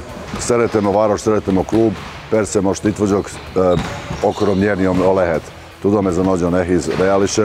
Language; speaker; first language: Hungarian; non-native, learner; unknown